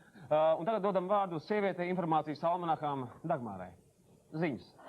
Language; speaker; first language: Latvian; native; Latvian